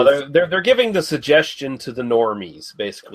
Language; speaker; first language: English; native; English